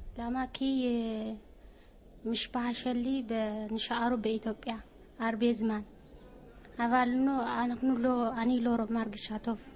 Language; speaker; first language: Hebrew; non-native, learner; Amharic